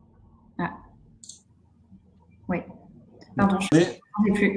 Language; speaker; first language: French; native; French